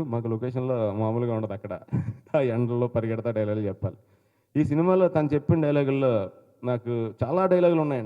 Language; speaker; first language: Telugu; native; Telugu